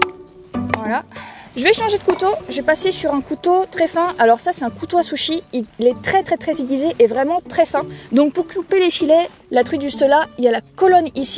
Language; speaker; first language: French; native; French